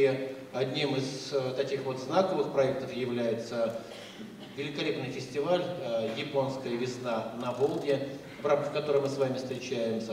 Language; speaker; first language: Russian; native; Russian